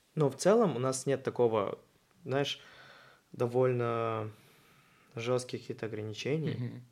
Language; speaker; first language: Russian; native; Russian